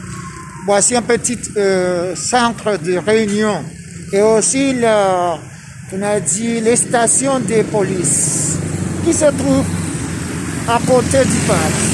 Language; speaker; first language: French; non-native, fluent; Spanish